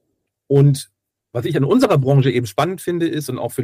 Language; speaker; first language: German; native; German